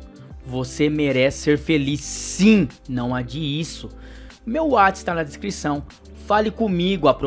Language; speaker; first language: Portuguese; native; Portuguese